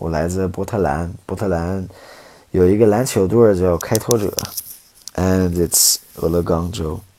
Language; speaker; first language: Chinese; non-native, fluent; English